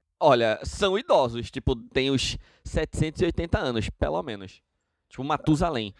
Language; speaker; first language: Portuguese; native; Portuguese